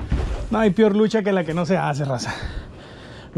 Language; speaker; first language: Spanish; native; Spanish